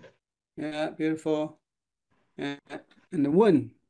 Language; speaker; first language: English; non-native, learner; Chinese